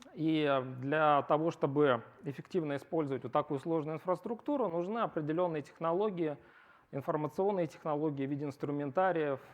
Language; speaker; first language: Russian; native; Russian